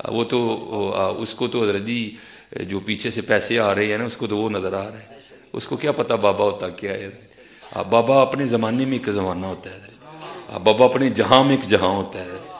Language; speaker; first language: Urdu; non-native, local second language; Punjabi